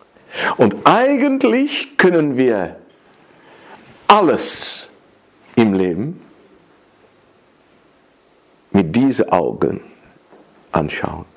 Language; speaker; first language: German; non-native, fluent; Dutch